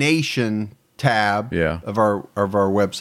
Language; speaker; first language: English; native; English